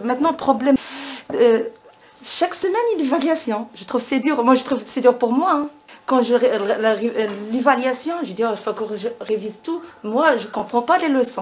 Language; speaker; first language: French; non-native, learner; Arabic